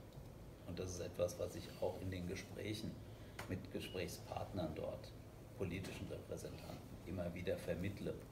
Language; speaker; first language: German; native; German